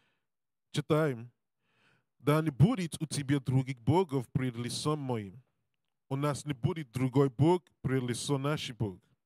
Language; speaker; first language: Russian; non-native, learner; English